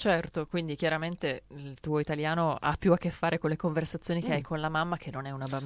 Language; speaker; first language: Italian; native; Italian